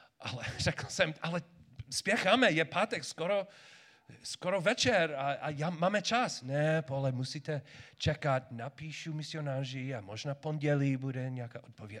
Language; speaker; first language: Czech; non-native, learner; English